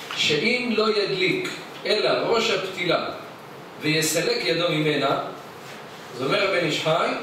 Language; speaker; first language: Hebrew; native; Hebrew